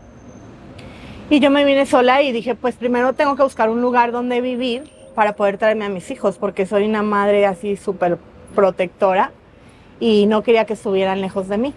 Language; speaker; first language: Spanish; native; Spanish